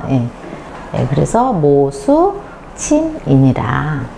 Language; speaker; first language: Korean; native; Korean